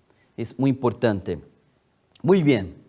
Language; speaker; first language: Spanish; non-native, fluent; Portuguese